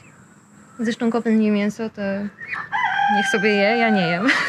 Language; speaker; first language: Polish; native; Polish